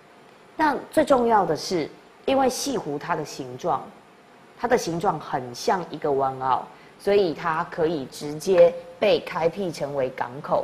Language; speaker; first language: Chinese; native; Chinese